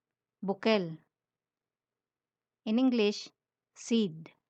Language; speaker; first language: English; non-native, local second language; Filipino